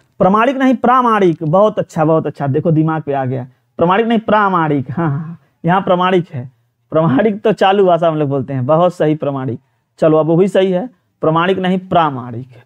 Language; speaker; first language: Hindi; native; Hindi